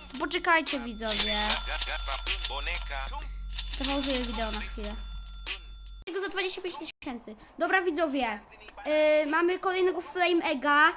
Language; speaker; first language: Polish; native; Polish